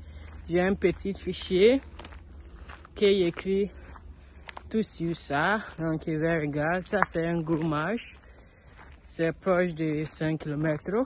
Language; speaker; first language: French; non-native, learner; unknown